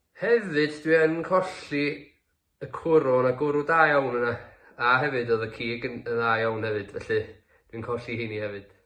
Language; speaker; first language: Welsh; native; Welsh